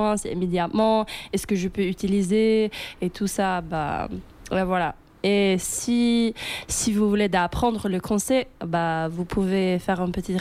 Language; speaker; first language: French; non-native, learner; Swedish